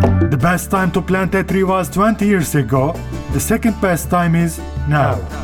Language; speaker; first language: English; non-native, fluent; Turkish